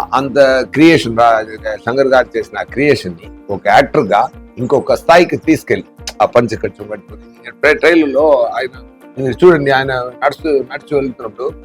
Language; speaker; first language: Telugu; non-native, learner; Tamil